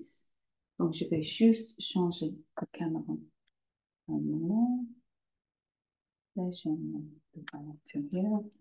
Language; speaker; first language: French; non-native, fluent; English